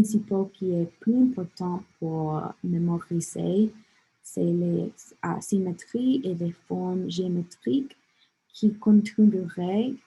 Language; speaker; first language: French; non-native, learner; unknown